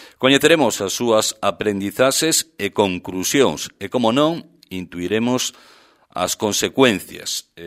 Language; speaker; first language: Galician; native; Galician